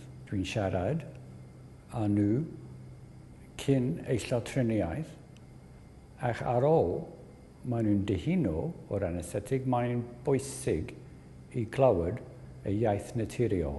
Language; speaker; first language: Welsh; non-native, learner; English